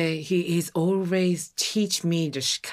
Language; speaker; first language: English; non-native, learner; Japanese